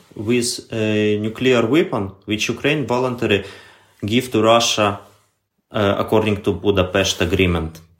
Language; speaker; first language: English; non-native, learner; Ukrainian